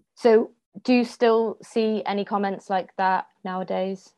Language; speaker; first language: English; native; English